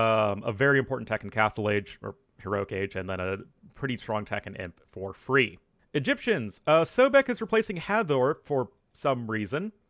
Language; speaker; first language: English; native; English